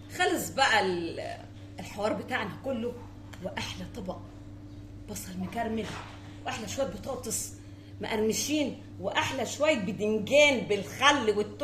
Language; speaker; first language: Arabic; native; Arabic